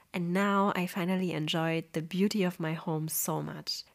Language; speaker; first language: English; non-native, fluent; Polish